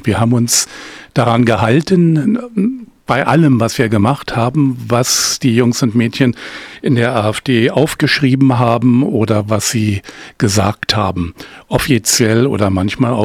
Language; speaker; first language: German; native; German